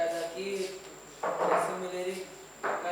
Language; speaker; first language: Turkish; non-native, learner; Urdu